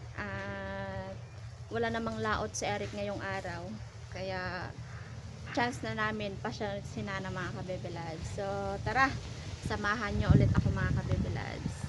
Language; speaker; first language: Filipino; non-native, local second language; Hiligaynon